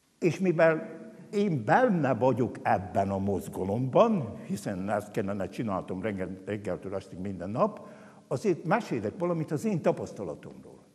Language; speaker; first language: Hungarian; native; Hungarian